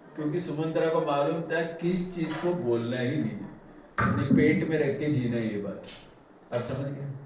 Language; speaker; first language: Hindi; non-native, local second language; Tamil